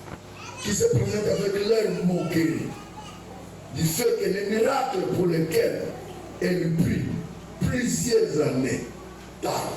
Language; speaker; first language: French; non-native, local second language; Lingala